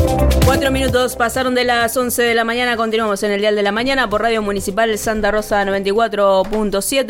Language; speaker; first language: Spanish; native; Spanish